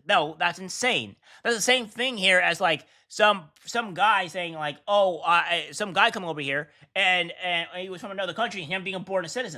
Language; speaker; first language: English; native; English